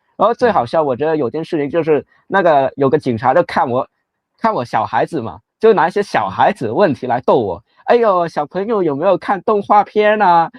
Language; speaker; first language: Chinese; non-native, local second language; Cantonese